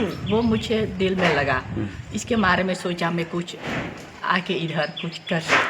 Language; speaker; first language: Hindi; early bilingual, heritage; Hindi